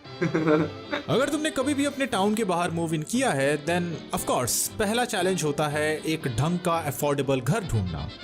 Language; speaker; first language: Hindi; non-native, local second language; Bangla